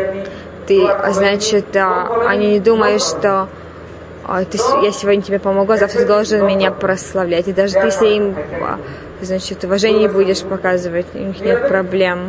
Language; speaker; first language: Russian; non-native, fluent; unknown